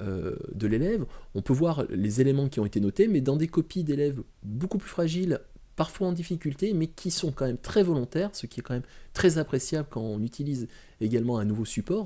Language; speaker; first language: French; native; French